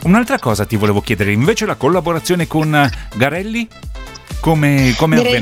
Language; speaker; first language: Italian; native; Italian